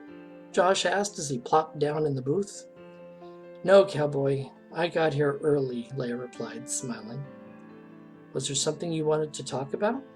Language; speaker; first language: English; native; English